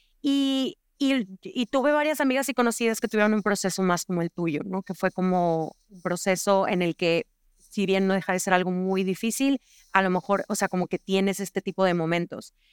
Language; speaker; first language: Spanish; native; Spanish